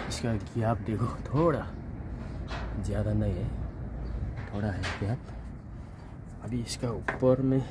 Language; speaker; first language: Hindi; non-native, learner; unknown